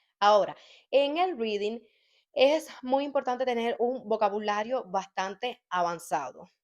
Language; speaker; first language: Spanish; native; Spanish